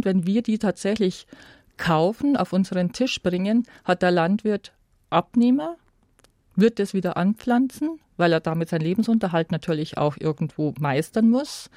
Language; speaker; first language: German; native; German